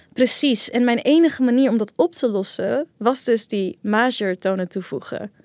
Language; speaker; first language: Dutch; early bilingual, other home language; Kurdish